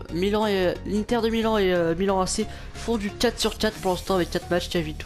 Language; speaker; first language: French; native; French